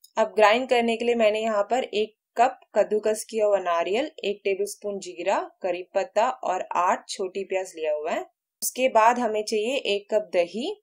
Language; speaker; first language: Hindi; non-native, local second language; Malayalam